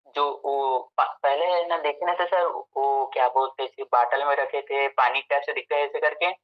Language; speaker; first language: Hindi; native; Hindi